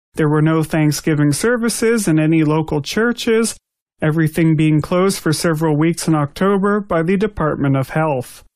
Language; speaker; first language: English; native; English